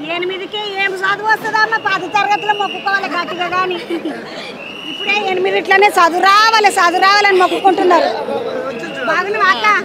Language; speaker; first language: Telugu; native; Telugu